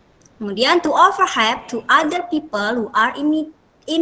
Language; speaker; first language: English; non-native, fluent; Indonesian